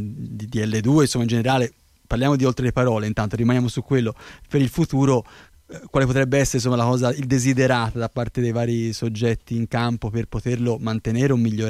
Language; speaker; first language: Italian; native; Italian